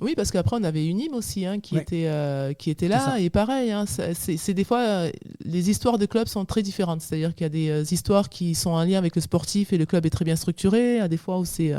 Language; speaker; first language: French; native; French